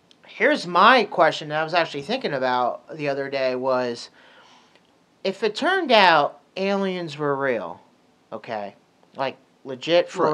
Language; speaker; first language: English; native; English